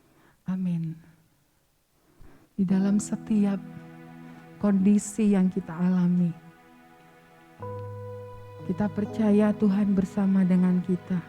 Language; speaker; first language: Indonesian; native; Indonesian